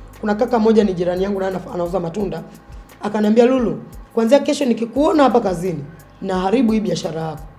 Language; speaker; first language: Swahili; native; Swahili